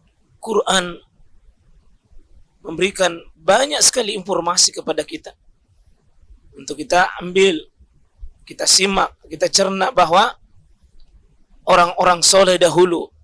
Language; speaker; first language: Indonesian; native; Indonesian